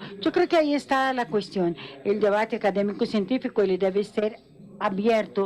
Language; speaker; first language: Portuguese; non-native, fluent; Spanish